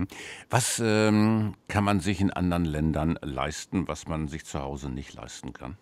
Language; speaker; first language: German; native; German